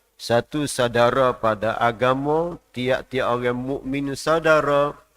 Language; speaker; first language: Malay; native; Malay